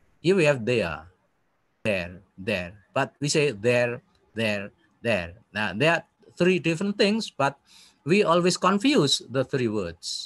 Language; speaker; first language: English; non-native, fluent; Indonesian